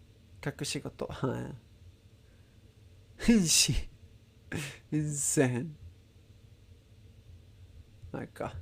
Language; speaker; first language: Japanese; non-native, learner; Spanish